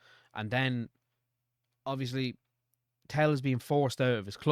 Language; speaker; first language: English; native; English